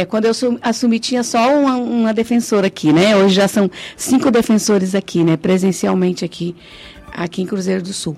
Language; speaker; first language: Portuguese; native; Portuguese